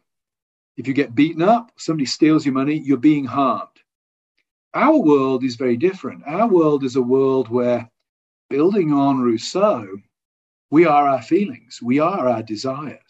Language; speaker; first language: English; native; English